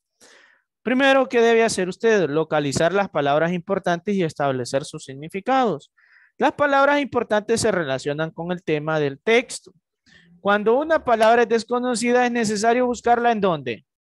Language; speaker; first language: Spanish; native; Spanish